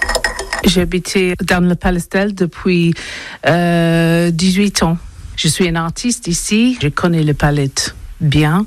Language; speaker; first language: French; non-native, learner; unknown